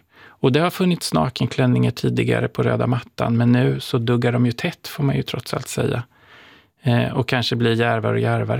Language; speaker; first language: Swedish; native; Swedish